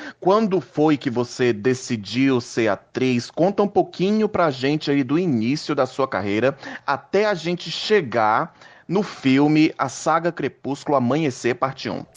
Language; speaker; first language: Portuguese; native; Portuguese